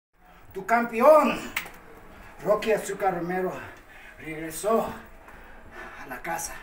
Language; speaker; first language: Spanish; non-native, fluent; English